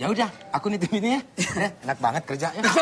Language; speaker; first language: Indonesian; native; Indonesian